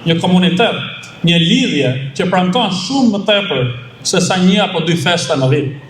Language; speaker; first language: Albanian; early bilingual, other home language; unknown